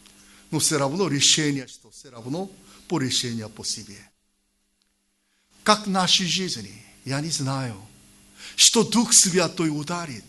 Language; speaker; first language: Russian; non-native, learner; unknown